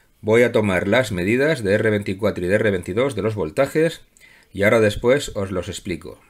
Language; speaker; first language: Spanish; native; Spanish